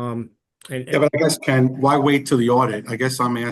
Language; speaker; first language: English; native; English